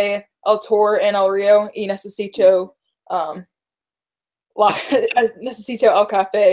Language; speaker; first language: Spanish; non-native, learner; English